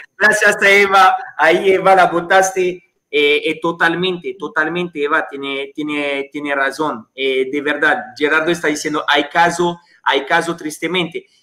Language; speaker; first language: Spanish; non-native, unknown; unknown